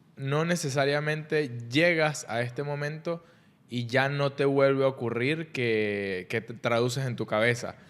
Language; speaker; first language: Spanish; native; Spanish